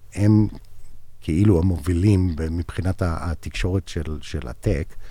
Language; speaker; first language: Hebrew; non-native, fluent; English